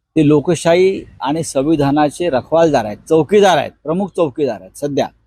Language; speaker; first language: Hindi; non-native, local second language; Marathi